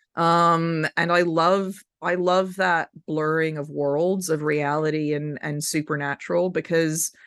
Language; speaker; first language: English; native; English